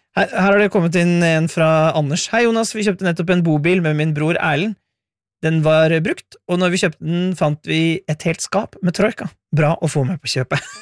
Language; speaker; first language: Norwegian; native; Norwegian